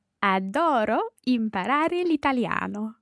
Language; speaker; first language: Italian; non-native, learner; English